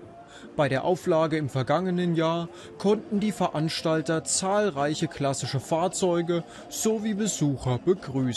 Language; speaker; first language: German; native; German